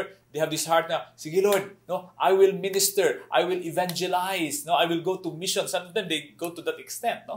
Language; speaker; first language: English; non-native, local second language; Cebuano